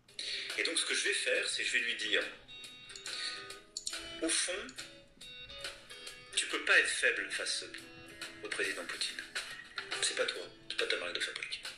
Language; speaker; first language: French; native; French